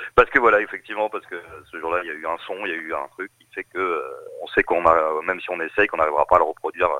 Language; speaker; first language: French; native; French